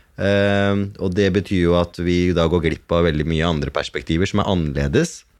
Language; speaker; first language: Norwegian; early bilingual, other home language; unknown